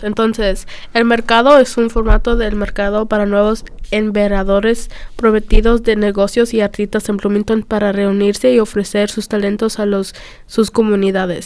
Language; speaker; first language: Spanish; early bilingual, other home language; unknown